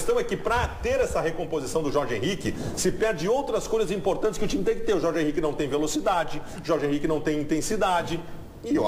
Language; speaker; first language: Portuguese; native; Portuguese